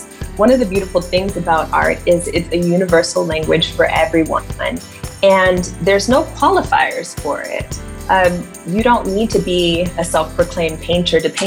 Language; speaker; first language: English; native; English